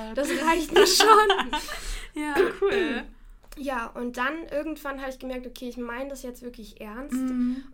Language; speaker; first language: German; non-native, fluent; Russian